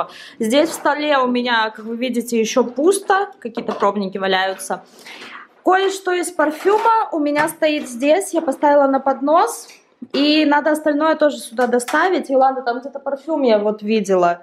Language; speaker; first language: Russian; native; Russian